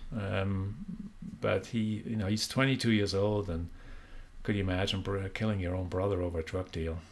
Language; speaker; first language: English; non-native, fluent; German